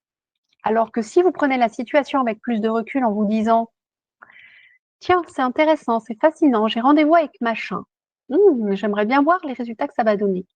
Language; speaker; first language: French; native; French